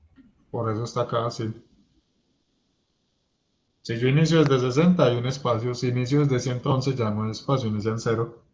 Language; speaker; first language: Spanish; native; Spanish